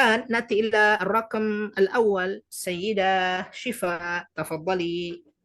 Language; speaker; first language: Arabic; non-native, fluent; Indonesian